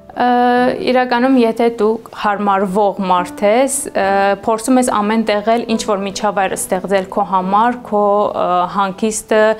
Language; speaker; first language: Armenian; early bilingual, heritage; Armenian